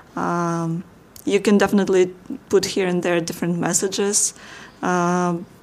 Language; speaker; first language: English; non-native, fluent; Russian